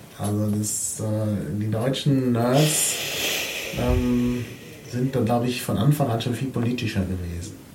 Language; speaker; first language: German; native; German